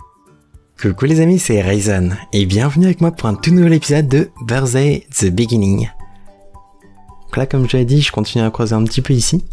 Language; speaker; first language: French; native; French